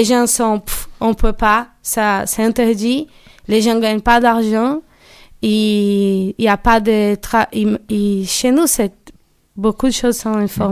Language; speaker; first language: French; non-native, learner; Portuguese